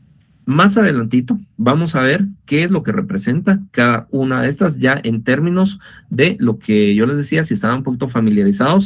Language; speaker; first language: Spanish; native; Spanish